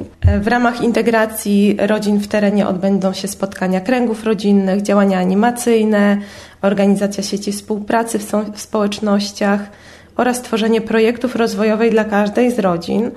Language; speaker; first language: Polish; native; Polish